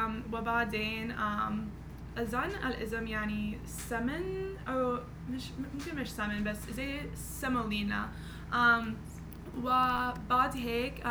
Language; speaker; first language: Arabic; non-native, learner; English